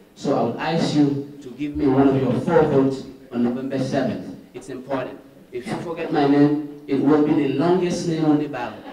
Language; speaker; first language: English; non-native, fluent; Haitian Creole